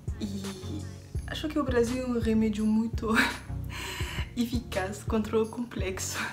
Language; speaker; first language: Portuguese; non-native, learner; French